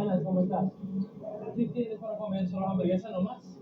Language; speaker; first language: Spanish; non-native, learner; English